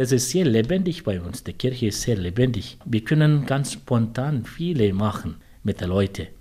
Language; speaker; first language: German; non-native, fluent; Tamil